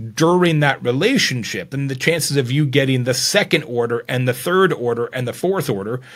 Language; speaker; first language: English; native; English